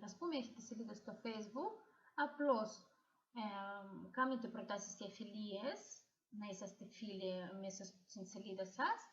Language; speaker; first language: Greek; non-native, fluent; Ukrainian